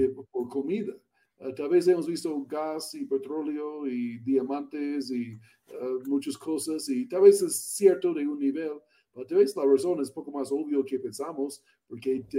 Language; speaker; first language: Spanish; non-native, learner; English